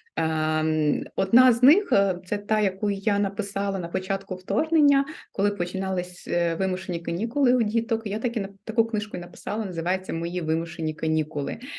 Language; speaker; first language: Ukrainian; non-native, local second language; Russian